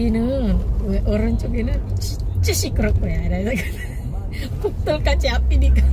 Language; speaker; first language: Korean; non-native, learner; Filipino